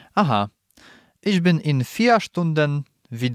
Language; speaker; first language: German; non-native, learner; Polish